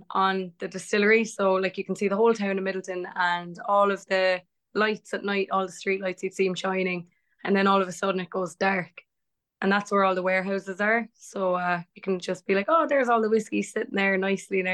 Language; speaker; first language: English; native; English